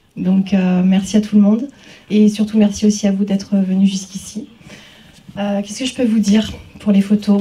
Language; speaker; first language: French; native; French